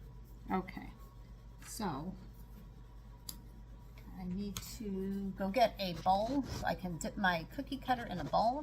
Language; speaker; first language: English; native; English